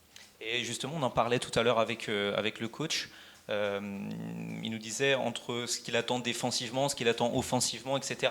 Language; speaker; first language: French; native; French